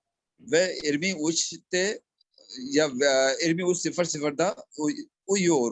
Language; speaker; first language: Turkish; non-native, learner; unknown